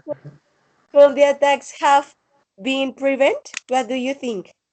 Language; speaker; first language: English; non-native, learner; Spanish